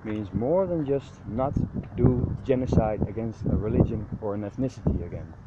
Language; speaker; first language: English; non-native, fluent; Dutch